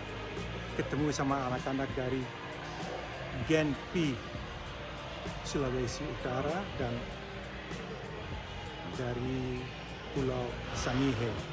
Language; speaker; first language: Indonesian; early bilingual, heritage; Dutch